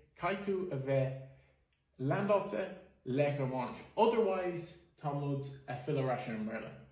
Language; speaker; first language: Irish; native; Irish